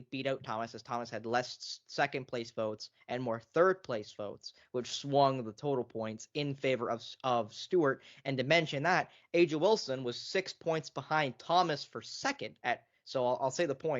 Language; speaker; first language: English; native; English